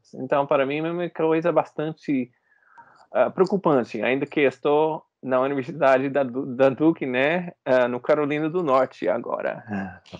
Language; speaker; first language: Portuguese; non-native, fluent; English